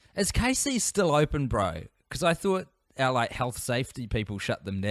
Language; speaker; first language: English; native; English